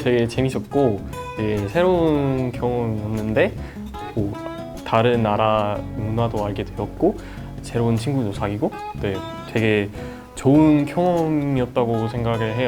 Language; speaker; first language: Korean; non-native, fluent; English